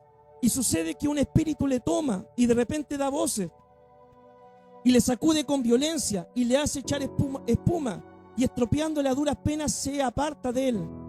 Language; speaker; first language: Spanish; native; Spanish